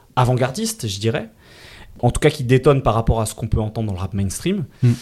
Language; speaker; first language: French; native; French